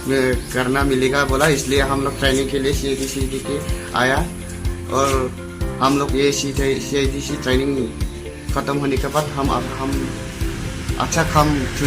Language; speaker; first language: Hindi; non-native, local second language; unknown